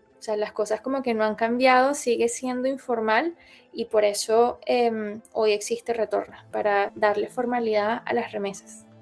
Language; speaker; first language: Spanish; native; Spanish